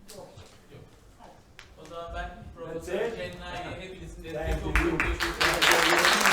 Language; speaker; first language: Turkish; native; Turkish